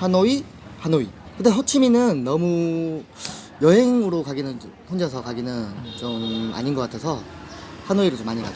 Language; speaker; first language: Korean; native; Korean